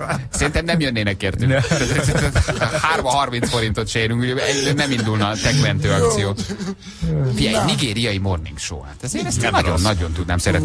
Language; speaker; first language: Hungarian; native; Hungarian